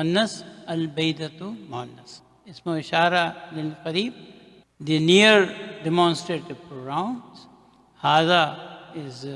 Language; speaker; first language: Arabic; non-native, learner; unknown